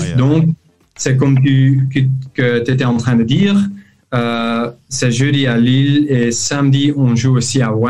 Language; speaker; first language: French; non-native, local second language; Dutch